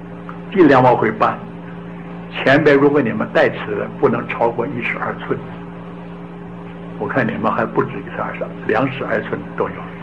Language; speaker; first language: Chinese; native; Chinese